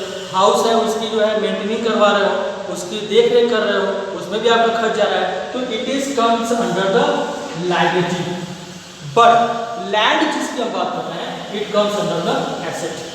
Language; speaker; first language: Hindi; native; Hindi